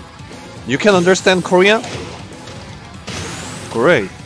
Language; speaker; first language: English; non-native, learner; Korean